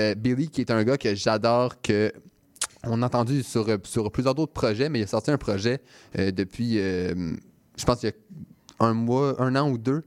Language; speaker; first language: French; native; French